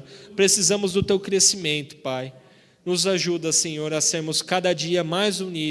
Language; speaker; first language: Portuguese; native; Portuguese